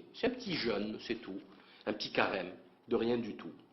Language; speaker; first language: French; native; French